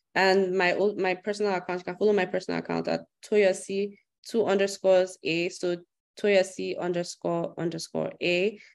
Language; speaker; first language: English; non-native, local second language; Yoruba